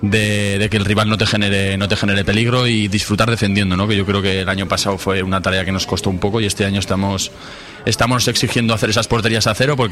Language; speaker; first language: Spanish; native; Spanish